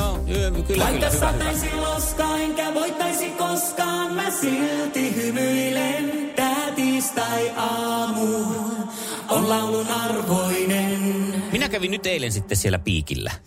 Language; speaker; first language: Finnish; native; Finnish